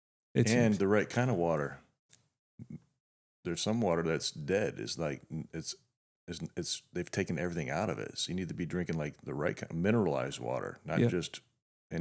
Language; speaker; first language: English; native; English